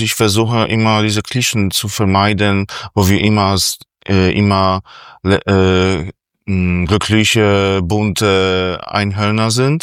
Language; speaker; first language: German; non-native, fluent; Polish